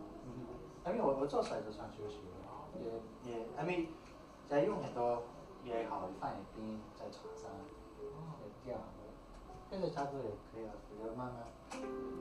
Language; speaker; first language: Chinese; early bilingual, heritage; English